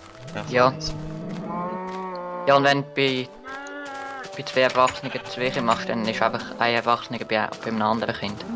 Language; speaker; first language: German; native; German